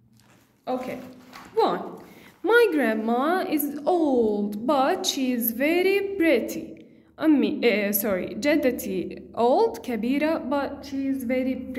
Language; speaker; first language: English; non-native, fluent; Arabic